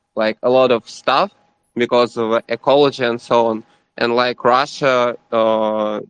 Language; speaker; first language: English; non-native, learner; Russian